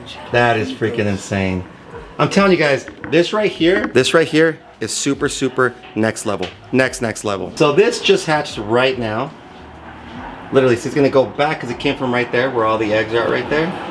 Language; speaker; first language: English; early bilingual, other home language; Spanish